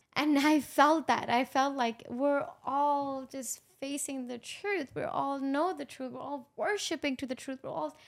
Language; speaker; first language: English; non-native, local second language; Urdu